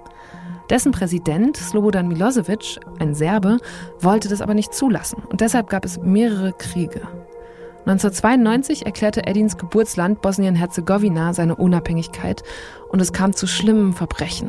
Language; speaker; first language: German; native; German